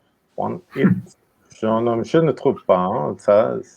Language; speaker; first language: French; non-native, fluent; Portuguese